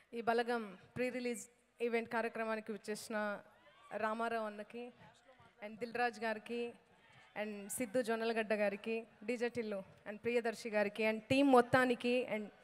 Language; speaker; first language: Telugu; native; Telugu